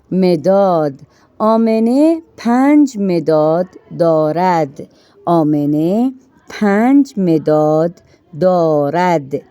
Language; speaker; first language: Persian; non-native, fluent; Urdu